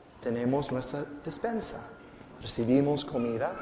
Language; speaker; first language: Spanish; non-native, fluent; English